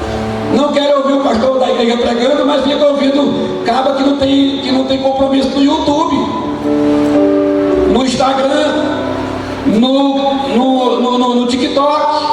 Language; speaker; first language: Portuguese; native; Portuguese